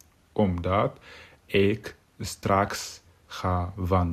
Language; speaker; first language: Dutch; non-native, fluent; Tigrinya